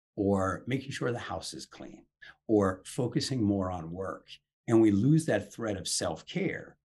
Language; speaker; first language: English; native; English